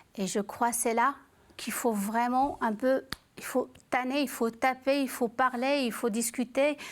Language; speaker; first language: French; non-native, local second language; Arabic